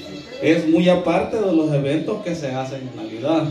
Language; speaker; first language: Spanish; native; Spanish